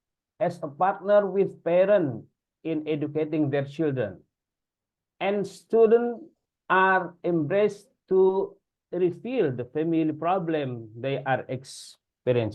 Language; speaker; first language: English; non-native, learner; Indonesian